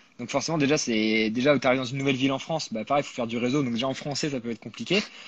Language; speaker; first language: French; native; French